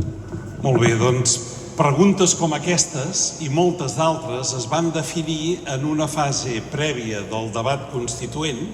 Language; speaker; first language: Catalan; native; Catalan